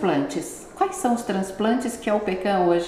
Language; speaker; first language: Portuguese; native; Portuguese